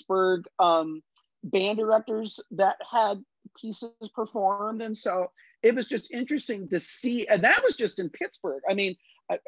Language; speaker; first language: English; native; English